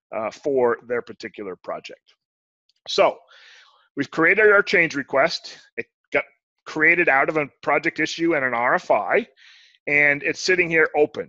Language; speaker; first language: English; native; English